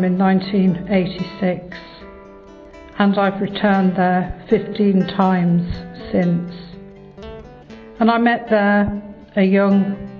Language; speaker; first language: English; native; English